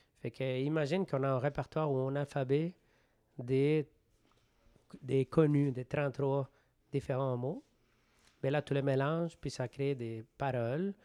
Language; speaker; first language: French; non-native, fluent; Spanish